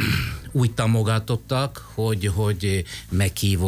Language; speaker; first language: Hungarian; non-native, fluent; Italian